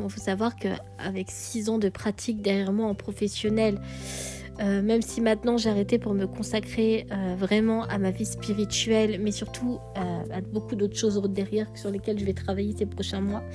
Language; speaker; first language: French; native; French